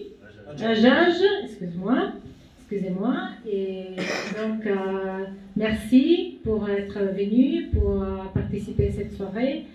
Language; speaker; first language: French; non-native, fluent; Italian